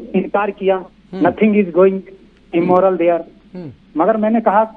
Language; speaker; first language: Hindi; native; Hindi